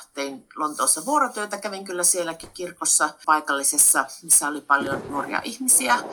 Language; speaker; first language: Finnish; native; Finnish